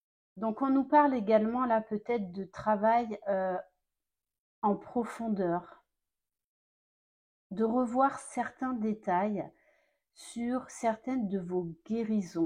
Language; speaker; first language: French; native; French